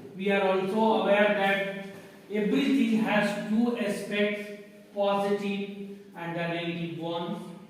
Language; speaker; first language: English; non-native, local second language; Hindi